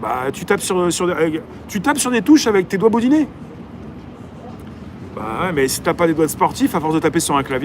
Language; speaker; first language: French; native; French